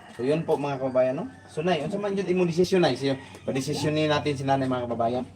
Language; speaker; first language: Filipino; native; Filipino